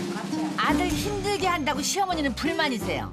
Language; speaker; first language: Korean; native; Korean